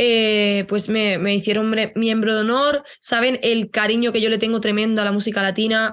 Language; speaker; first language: Spanish; native; Spanish